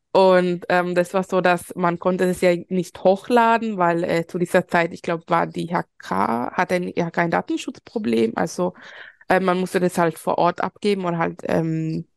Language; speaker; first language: German; early bilingual, other home language; Spanish